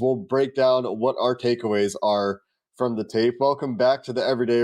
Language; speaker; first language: English; native; English